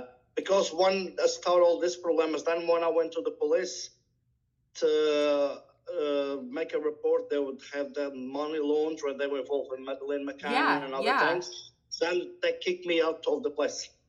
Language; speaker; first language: English; non-native, learner; Portuguese